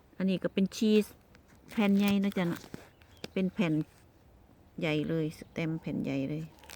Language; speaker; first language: Thai; native; Thai